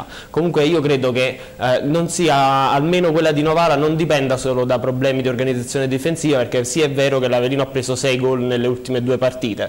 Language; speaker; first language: Italian; native; Italian